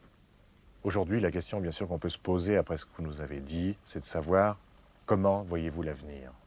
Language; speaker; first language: French; native; French